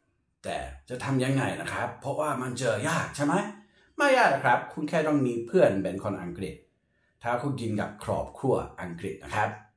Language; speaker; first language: Thai; non-native, fluent; English